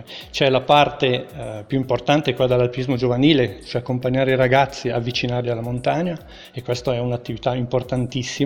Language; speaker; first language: Italian; native; Italian